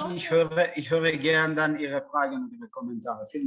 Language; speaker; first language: German; non-native, fluent; Persian